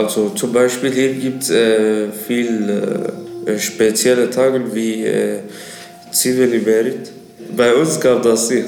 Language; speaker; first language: German; non-native, learner; Arabic